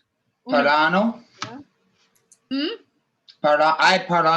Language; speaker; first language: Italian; non-native, learner; English